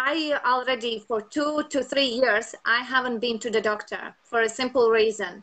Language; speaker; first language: English; non-native, fluent; Latvian